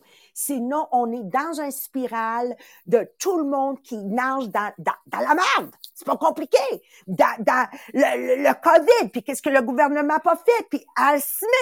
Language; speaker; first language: French; native; French